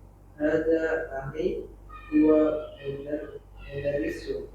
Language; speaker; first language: Arabic; non-native, learner; Indonesian